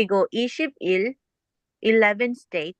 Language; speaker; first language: Korean; non-native, learner; English